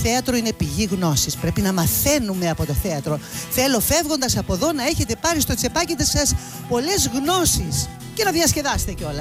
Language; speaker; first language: Greek; native; Greek